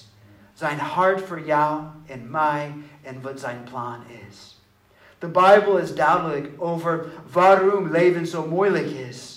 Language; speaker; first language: Dutch; non-native, learner; English